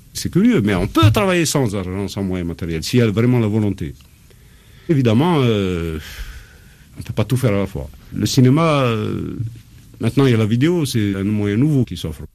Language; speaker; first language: French; non-native, local second language; Arabic